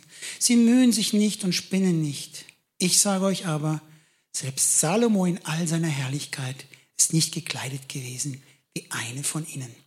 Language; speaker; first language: German; native; German